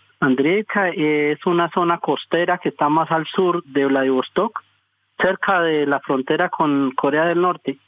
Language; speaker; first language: Spanish; native; Spanish